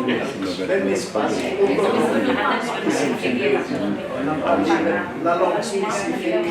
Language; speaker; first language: French; non-native, local second language; Arabic